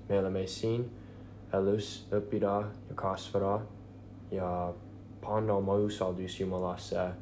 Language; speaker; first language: Estonian; non-native, fluent; English